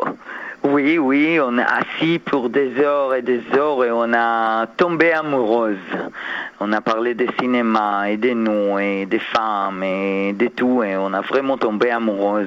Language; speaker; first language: French; non-native, learner; Hebrew